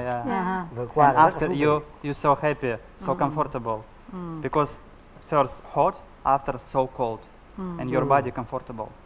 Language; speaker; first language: English; non-native, learner; Russian